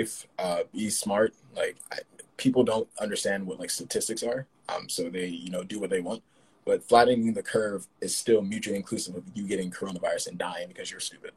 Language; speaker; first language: English; native; English